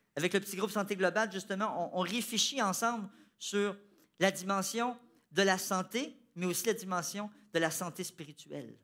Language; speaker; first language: French; native; French